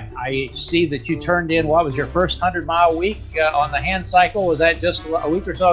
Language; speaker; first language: English; native; English